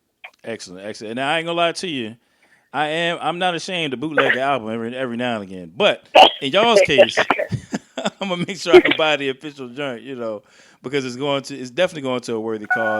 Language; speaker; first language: English; native; English